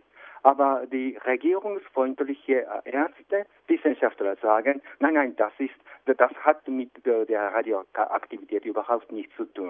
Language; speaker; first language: German; non-native, fluent; Japanese